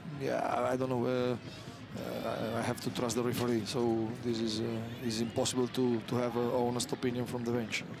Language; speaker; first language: English; non-native, learner; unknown